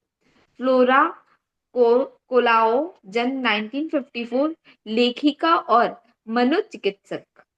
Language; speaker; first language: Hindi; native; Hindi